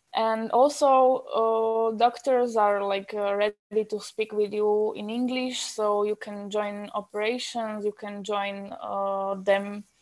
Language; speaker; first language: English; non-native, fluent; Slovak